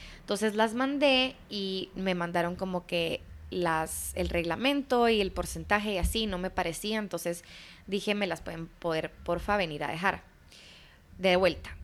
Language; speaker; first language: Spanish; early bilingual, heritage; Spanish